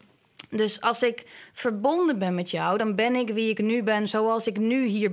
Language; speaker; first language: Dutch; native; Dutch